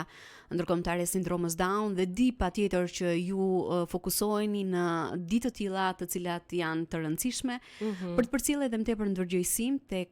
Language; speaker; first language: Albanian; native; Albanian